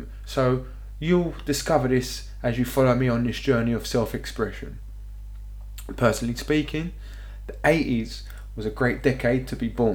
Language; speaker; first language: English; native; English